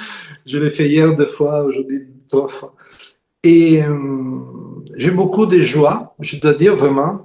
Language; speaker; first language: French; non-native, fluent; Italian